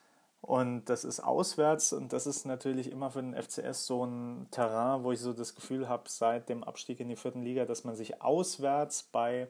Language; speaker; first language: German; native; German